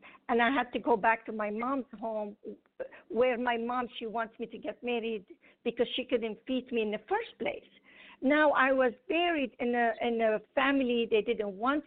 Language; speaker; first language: English; non-native, fluent; Arabic